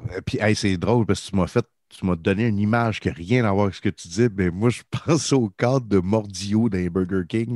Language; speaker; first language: French; native; French